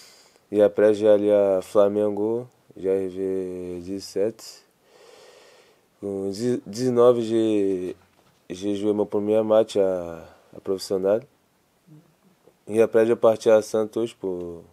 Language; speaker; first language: French; non-native, learner; Portuguese